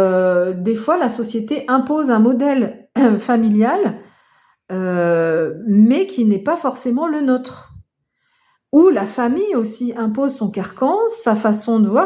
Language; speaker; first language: French; native; French